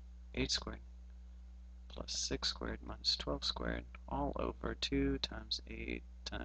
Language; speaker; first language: English; native; English